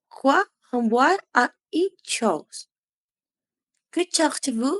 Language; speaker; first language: French; non-native, learner; Spanish